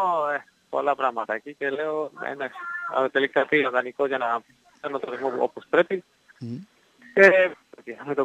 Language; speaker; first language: Greek; non-native, learner; Spanish